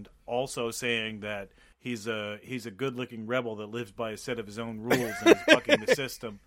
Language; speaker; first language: English; native; English